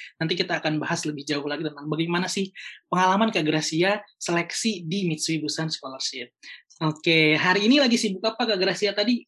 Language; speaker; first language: Indonesian; native; Indonesian